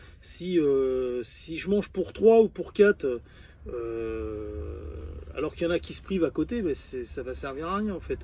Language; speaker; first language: French; native; French